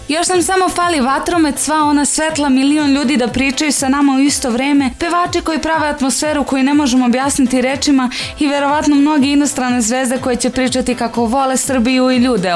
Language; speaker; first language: Serbian; native; Serbian